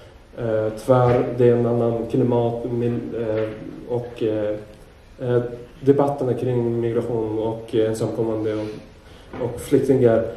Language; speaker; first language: Swedish; non-native, fluent; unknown